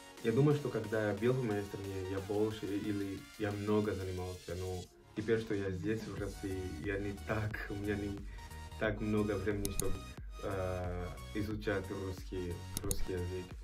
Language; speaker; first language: Russian; non-native, learner; Portuguese